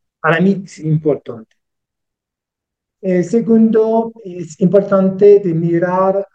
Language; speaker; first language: Spanish; non-native, learner; French